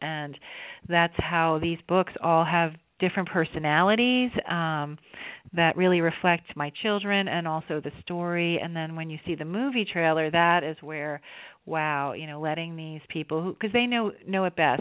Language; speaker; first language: English; native; English